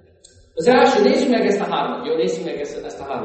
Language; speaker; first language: Hungarian; non-native, fluent; English